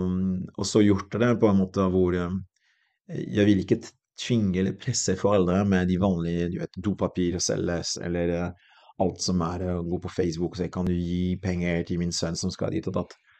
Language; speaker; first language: Norwegian; non-native, fluent; French